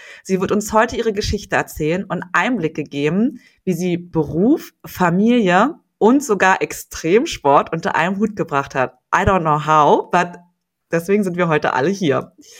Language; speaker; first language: German; native; German